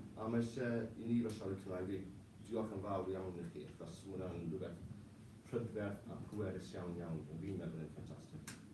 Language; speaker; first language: Welsh; non-native, local second language; English